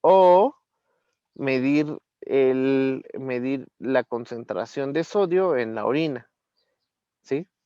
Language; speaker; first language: Spanish; native; Spanish